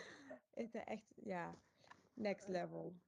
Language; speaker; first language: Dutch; non-native, local second language; Papiamento